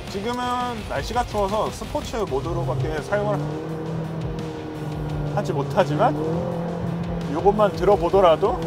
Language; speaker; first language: Korean; native; Korean